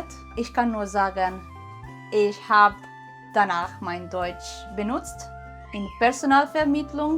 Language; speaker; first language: German; non-native, learner; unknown